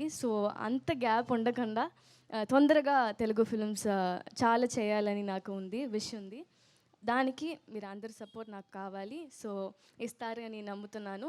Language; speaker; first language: Telugu; non-native, learner; Tamil